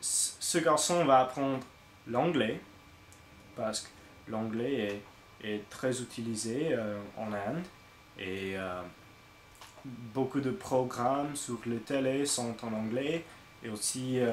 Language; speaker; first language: French; non-native, learner; English